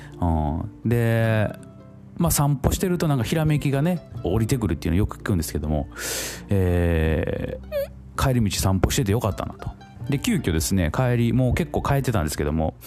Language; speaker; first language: Japanese; native; Japanese